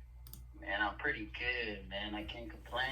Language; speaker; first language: English; native; English